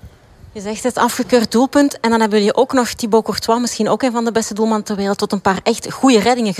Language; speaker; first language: Dutch; native; Dutch